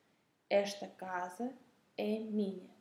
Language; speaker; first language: Portuguese; non-native, fluent; Russian